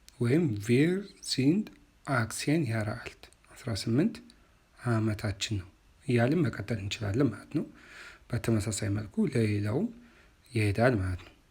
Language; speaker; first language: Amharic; native; Amharic